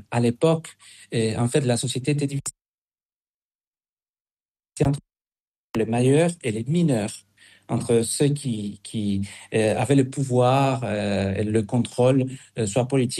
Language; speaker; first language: French; non-native, fluent; Spanish